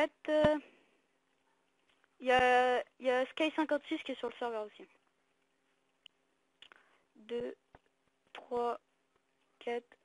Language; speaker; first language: French; native; French